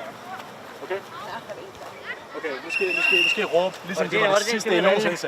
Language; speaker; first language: Danish; native; Danish